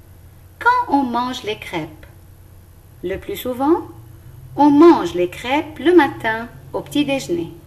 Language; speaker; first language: French; non-native, local second language; Arabic